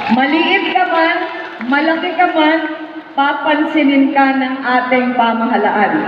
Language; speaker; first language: Filipino; non-native, local second language; Bikol